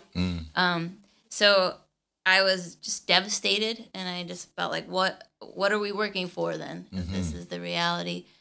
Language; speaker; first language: English; native; English